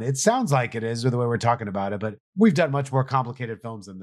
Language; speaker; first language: English; native; English